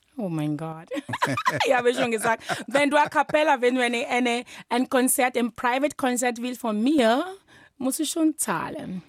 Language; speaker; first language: German; non-native, fluent; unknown